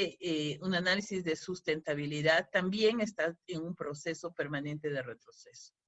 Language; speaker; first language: Spanish; native; Spanish